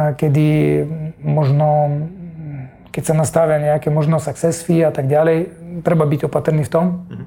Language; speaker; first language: Slovak; non-native, fluent; Russian